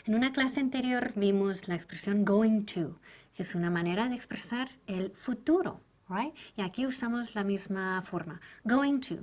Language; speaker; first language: Spanish; non-native, fluent; English